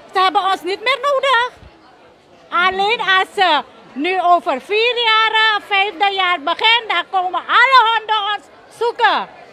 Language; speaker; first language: Dutch; non-native, local second language; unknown